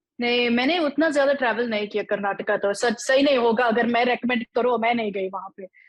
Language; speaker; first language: Hindi; non-native, local second language; Telugu